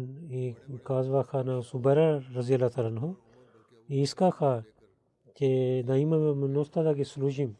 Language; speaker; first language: Bulgarian; non-native, learner; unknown